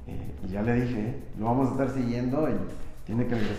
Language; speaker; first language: Spanish; native; Spanish